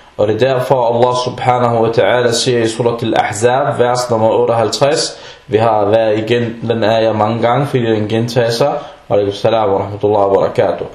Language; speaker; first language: Danish; early bilingual, other home language; Arabic